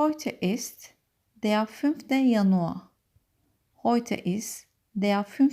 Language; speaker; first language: German; non-native, fluent; Turkish